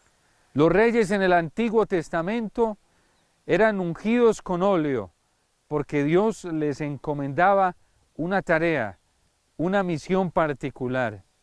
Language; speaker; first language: Spanish; native; Spanish